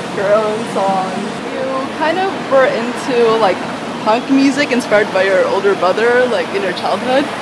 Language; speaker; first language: English; non-native, local second language; Cantonese